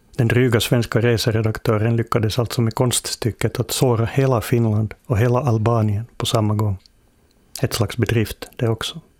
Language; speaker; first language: Swedish; native; Swedish